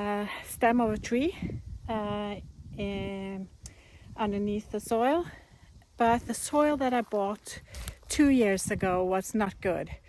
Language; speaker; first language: English; non-native, fluent; Norwegian